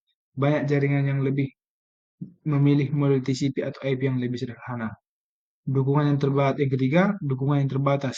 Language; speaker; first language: Indonesian; native; Indonesian